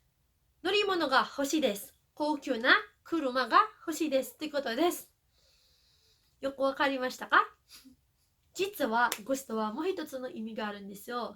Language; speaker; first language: Japanese; non-native, fluent; Filipino